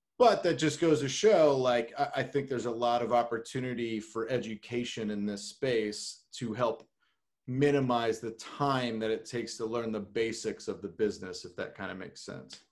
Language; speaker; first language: English; native; English